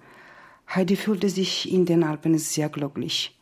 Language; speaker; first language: German; non-native, learner; Georgian